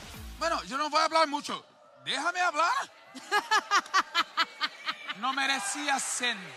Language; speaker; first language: Spanish; non-native, fluent; Portuguese